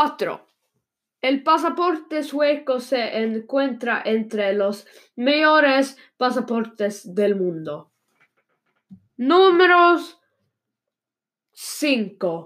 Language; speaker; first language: Spanish; non-native, learner; Swedish